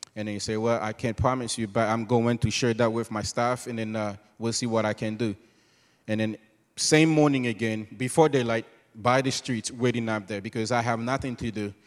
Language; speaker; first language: English; non-native, fluent; Haitian Creole